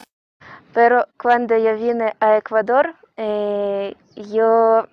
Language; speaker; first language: Spanish; non-native, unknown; Russian